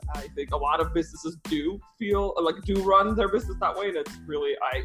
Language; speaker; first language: English; early bilingual, other home language; Russian